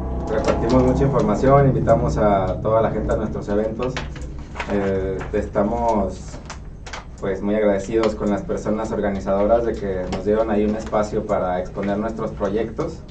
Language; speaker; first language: Spanish; native; Spanish